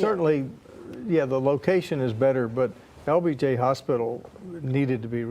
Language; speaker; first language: English; native; English